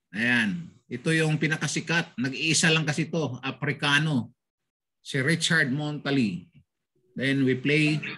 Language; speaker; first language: Filipino; native; Filipino